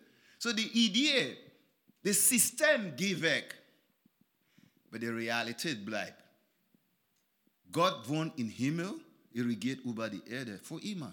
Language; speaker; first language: German; non-native, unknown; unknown